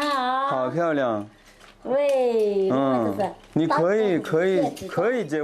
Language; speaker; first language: Chinese; non-native, fluent; Korean